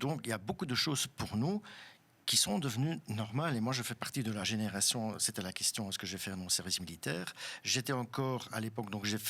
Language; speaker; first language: French; non-native, local second language; German